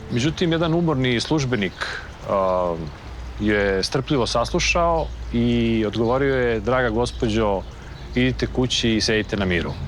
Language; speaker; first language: Bosnian; native; Bosnian